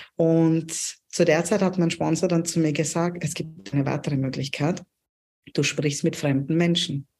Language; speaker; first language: German; non-native, fluent; Urdu